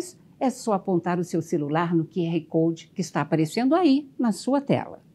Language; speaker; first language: Portuguese; native; Portuguese